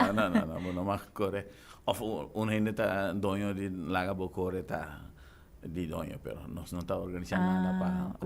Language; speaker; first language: Spanish; non-native, local second language; Papiamento